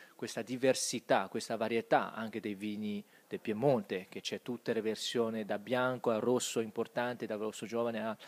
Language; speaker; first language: Italian; non-native, fluent; Chinese